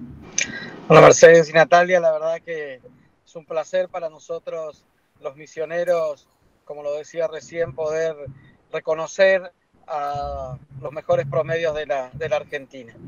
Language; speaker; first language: Spanish; native; Spanish